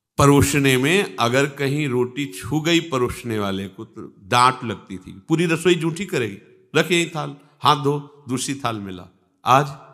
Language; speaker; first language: Hindi; native; Hindi